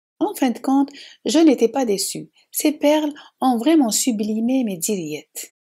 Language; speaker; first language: French; non-native, local second language; Arabic